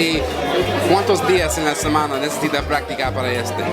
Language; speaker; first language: Spanish; non-native, learner; English